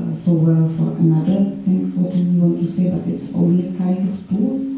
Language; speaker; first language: English; non-native, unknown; Czech